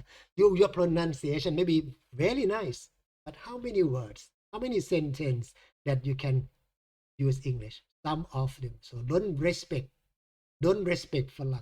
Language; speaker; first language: English; non-native, fluent; Thai